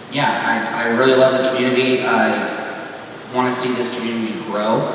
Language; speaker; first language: English; native; English